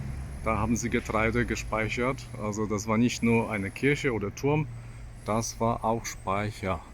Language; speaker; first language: German; non-native, fluent; Polish